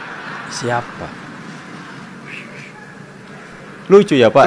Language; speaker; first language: Indonesian; native; Indonesian